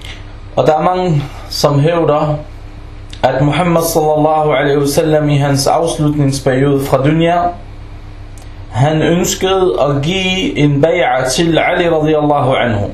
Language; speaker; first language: Danish; non-native, local second language; Arabic